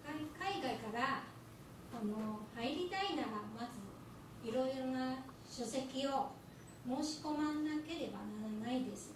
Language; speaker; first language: Japanese; non-native, fluent; Chinese